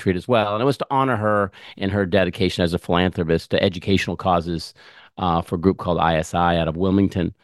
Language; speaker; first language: English; native; English